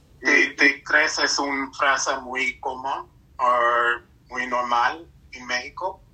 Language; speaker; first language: Spanish; non-native, learner; English